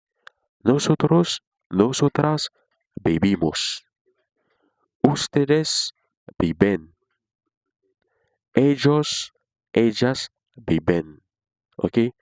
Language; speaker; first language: Spanish; non-native, learner; Haitian Creole